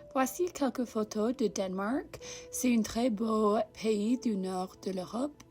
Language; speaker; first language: French; non-native, learner; English